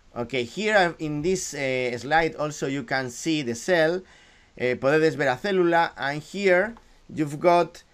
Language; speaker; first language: English; non-native, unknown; Galician